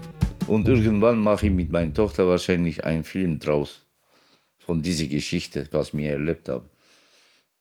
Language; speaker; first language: German; non-native, fluent; Turkish